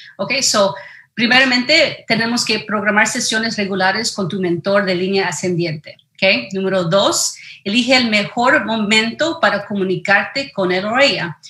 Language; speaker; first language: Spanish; early bilingual, heritage; Spanish